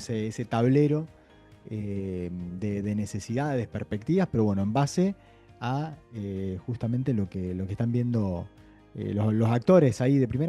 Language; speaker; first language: Spanish; native; Spanish